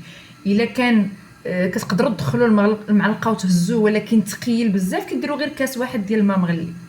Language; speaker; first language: Arabic; native; Arabic